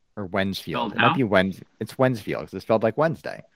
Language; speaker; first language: English; native; English